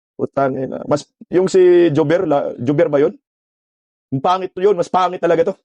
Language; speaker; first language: Filipino; non-native, local second language; Cebuano